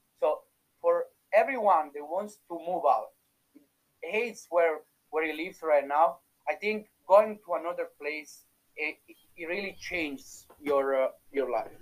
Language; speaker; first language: English; non-native, fluent; Italian